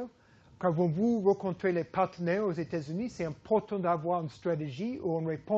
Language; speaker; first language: French; non-native, fluent; English